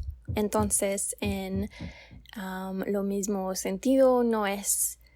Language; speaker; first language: Spanish; non-native, learner; English